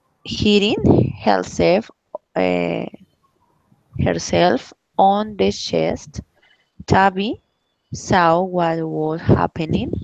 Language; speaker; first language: English; non-native, learner; Spanish